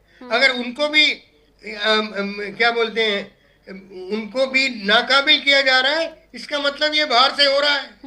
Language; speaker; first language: Hindi; native; Hindi